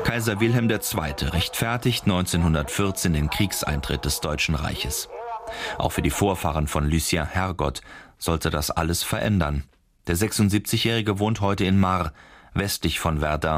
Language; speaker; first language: German; native; German